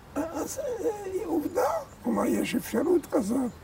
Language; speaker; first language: Hebrew; non-native, fluent; Polish